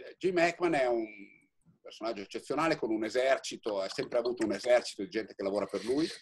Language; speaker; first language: Italian; native; Italian